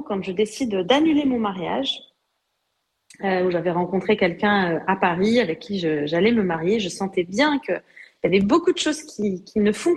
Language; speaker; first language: French; native; French